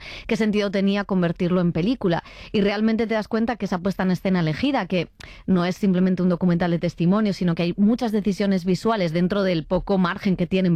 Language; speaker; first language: Spanish; native; Spanish